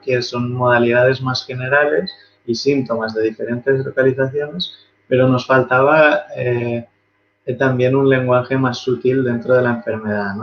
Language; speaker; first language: Spanish; native; Spanish